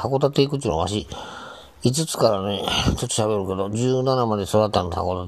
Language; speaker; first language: Japanese; native; Japanese